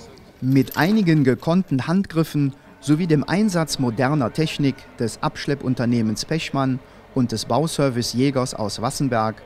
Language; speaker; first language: German; native; German